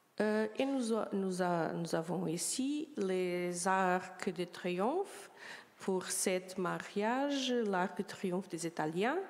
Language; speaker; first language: French; non-native, learner; Portuguese